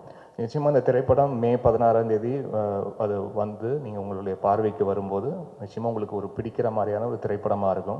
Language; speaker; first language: Tamil; native; Tamil